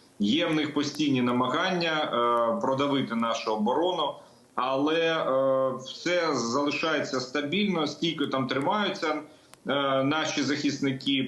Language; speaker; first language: Ukrainian; native; Ukrainian